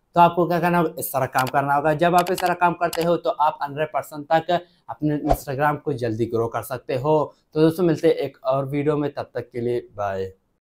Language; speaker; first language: Hindi; native; Hindi